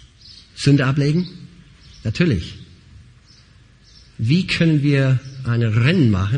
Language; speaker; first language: German; non-native, fluent; English